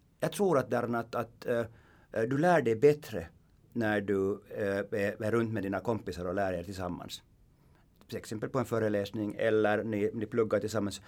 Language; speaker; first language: Swedish; non-native, local second language; Finnish